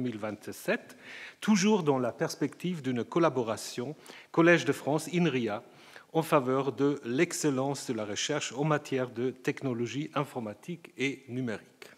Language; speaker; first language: French; native; French